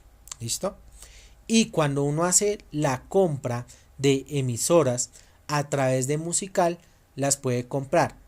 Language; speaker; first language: Spanish; native; Spanish